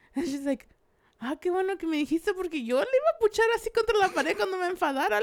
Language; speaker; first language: Spanish; early bilingual, heritage; Spanish